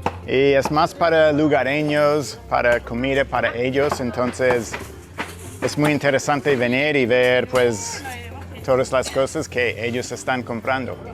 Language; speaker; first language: Spanish; non-native, fluent; English